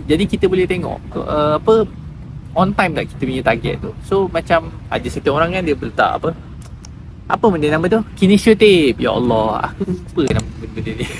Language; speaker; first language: Malay; native; Malay